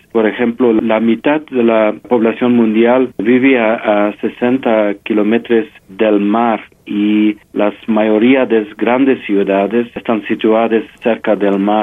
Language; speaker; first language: Spanish; non-native, fluent; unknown